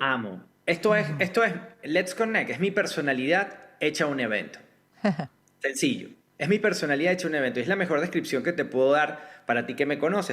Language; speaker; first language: Spanish; native; Spanish